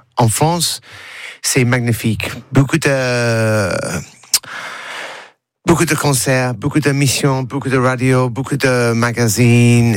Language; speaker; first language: French; non-native, learner; English